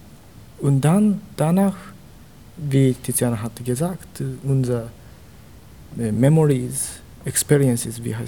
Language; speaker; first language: German; non-native, learner; Japanese